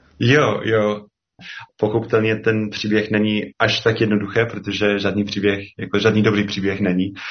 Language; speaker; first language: Czech; non-native, fluent; English